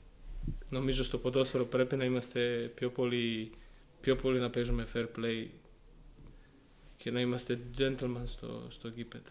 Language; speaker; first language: Greek; non-native, fluent; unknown